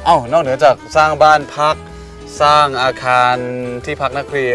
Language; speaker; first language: Thai; native; Thai